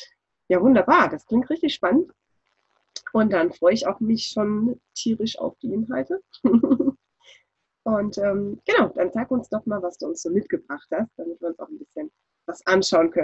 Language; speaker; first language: German; native; German